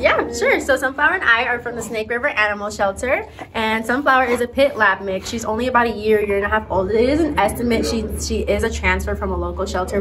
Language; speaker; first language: English; early bilingual, other home language; Spanish